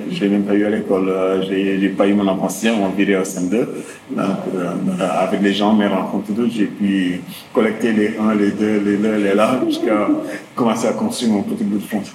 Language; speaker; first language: French; non-native, local second language; Wolof